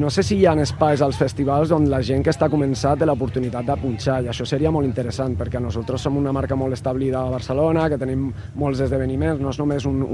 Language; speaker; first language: Catalan; non-native, local second language; Spanish